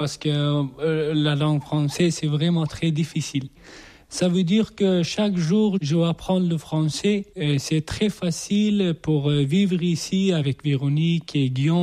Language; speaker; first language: French; non-native, learner; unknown